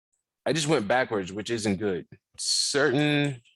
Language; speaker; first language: English; native; English